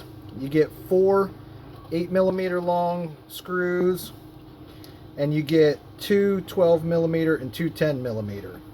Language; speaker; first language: English; native; English